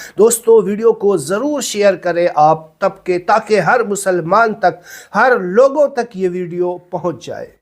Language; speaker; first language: Urdu; native; Urdu